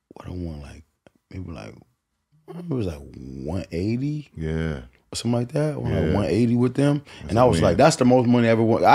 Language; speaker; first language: English; native; English